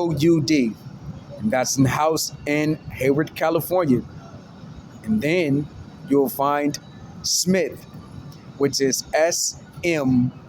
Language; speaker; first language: English; native; English